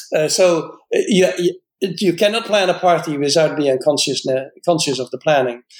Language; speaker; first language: English; non-native, fluent; Dutch